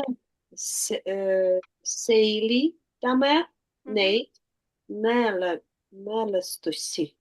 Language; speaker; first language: Estonian; non-native, learner; Russian